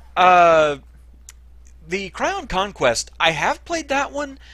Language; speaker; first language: English; native; English